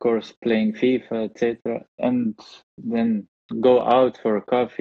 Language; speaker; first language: English; non-native, fluent; Dutch